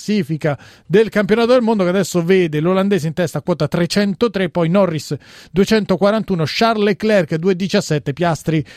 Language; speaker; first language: Italian; native; Italian